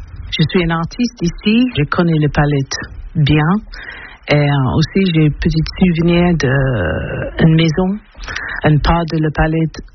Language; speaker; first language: French; non-native, learner; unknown